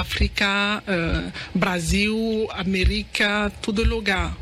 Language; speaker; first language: Portuguese; non-native, learner; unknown